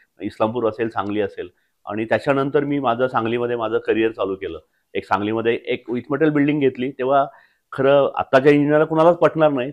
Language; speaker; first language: Marathi; native; Marathi